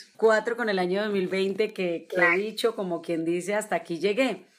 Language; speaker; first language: Spanish; native; Spanish